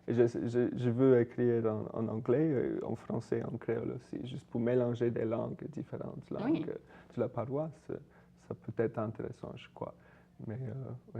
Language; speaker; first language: French; non-native, fluent; English